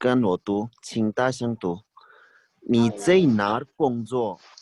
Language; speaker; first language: Chinese; non-native, fluent; Urdu